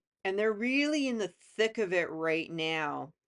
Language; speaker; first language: English; native; English